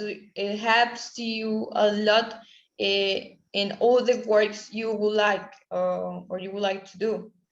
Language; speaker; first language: English; non-native, learner; Spanish